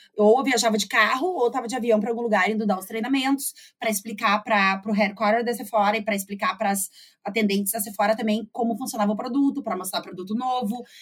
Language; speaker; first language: Portuguese; native; Portuguese